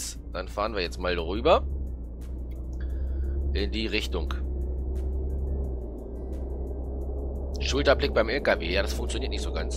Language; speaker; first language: German; native; German